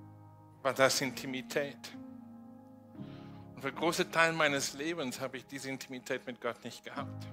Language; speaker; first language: German; non-native, fluent; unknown